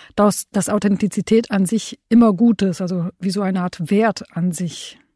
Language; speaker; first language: German; early bilingual, other home language; Romanian